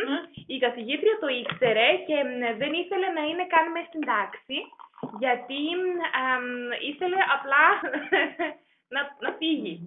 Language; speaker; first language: Greek; non-native, fluent; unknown